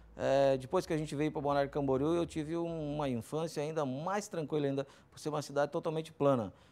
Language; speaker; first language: Portuguese; native; Portuguese